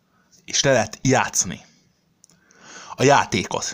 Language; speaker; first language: Hungarian; non-native, learner; Serbian